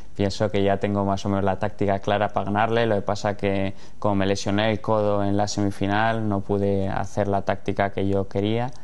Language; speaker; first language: Spanish; native; Spanish